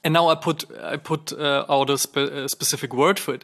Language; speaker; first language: English; non-native, fluent; German